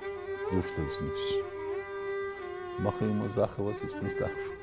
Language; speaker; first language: Greek; non-native, learner; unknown